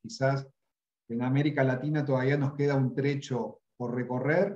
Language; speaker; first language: Spanish; native; Spanish